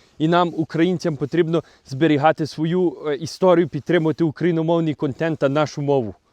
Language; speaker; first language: Ukrainian; native; Ukrainian